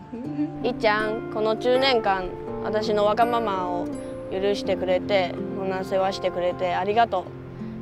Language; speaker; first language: Japanese; non-native, fluent; Chinese